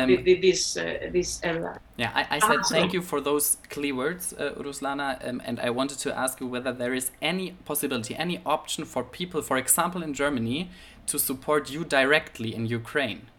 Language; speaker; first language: English; non-native, fluent; German